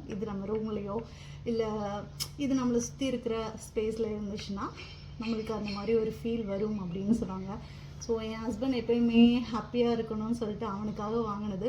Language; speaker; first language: Tamil; non-native, local second language; Malayalam